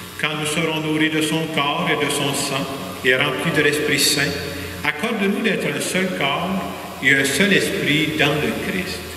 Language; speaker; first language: French; native; French